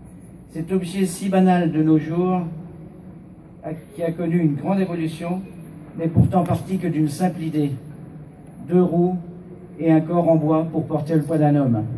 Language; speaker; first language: French; native; French